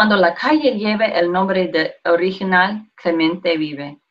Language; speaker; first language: Spanish; non-native, learner; English